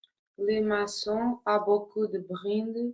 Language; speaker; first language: French; non-native, learner; Portuguese